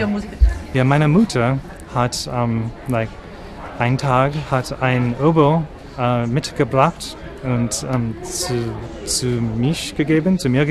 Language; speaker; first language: German; non-native, learner; English